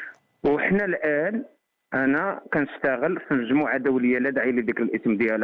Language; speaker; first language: Arabic; native; Arabic